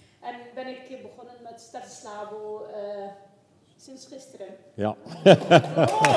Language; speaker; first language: Dutch; non-native, learner; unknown